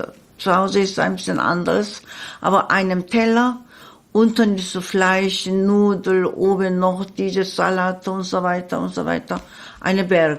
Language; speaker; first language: German; non-native, learner; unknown